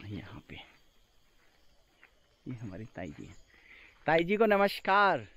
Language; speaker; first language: Hindi; native; Hindi